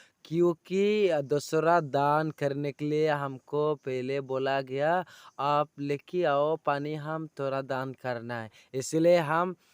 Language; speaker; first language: Hindi; non-native, local second language; Chakma